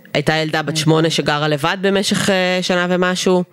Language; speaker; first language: Hebrew; early bilingual, other home language; Russian